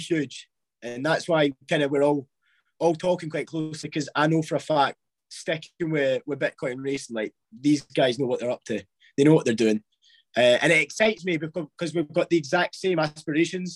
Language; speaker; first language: English; native; English